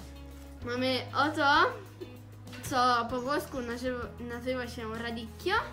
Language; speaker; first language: Polish; early bilingual, heritage; Polish